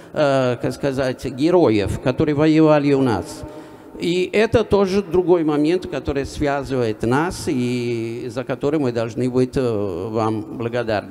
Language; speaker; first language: Russian; non-native, fluent; Italian